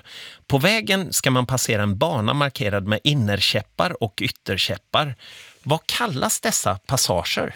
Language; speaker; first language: Swedish; native; Swedish